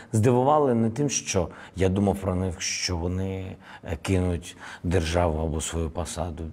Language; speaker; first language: Ukrainian; non-native, local second language; Russian